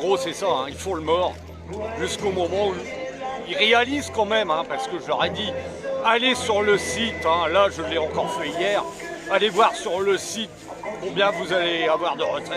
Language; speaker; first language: French; native; French